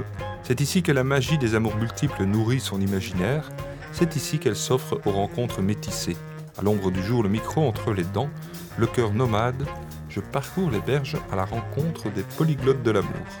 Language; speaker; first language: French; native; French